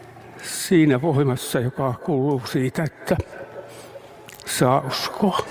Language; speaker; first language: Finnish; native; Finnish